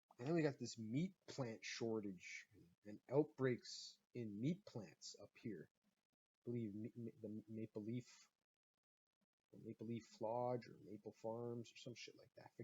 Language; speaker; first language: English; native; English